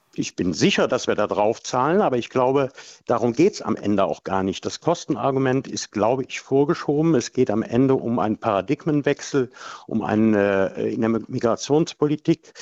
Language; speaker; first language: German; native; German